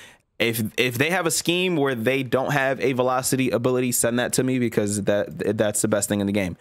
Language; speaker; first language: English; native; English